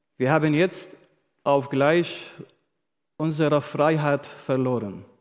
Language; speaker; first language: German; non-native, fluent; Arabic